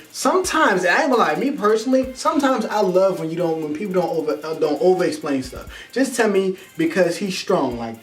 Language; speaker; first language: English; native; English